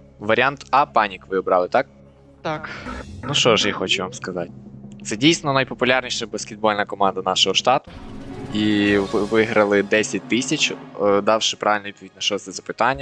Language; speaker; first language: Ukrainian; native; Ukrainian